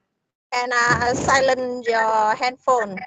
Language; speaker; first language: English; non-native, learner; Vietnamese